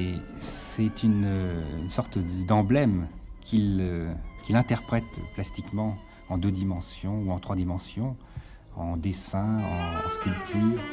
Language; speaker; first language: French; native; French